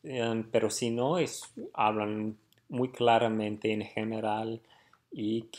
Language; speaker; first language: Spanish; non-native, fluent; English